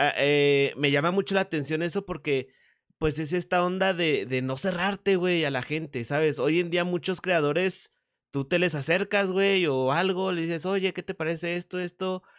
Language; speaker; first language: Spanish; native; Spanish